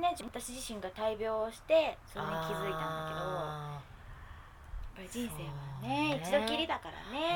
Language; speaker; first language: Japanese; native; Japanese